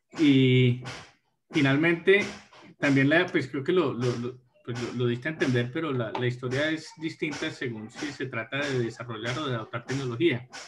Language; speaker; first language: Spanish; native; Spanish